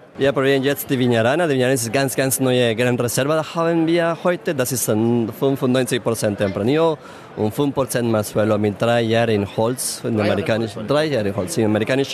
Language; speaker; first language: German; non-native, learner; Spanish